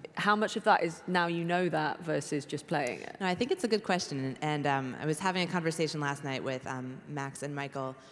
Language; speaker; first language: English; native; English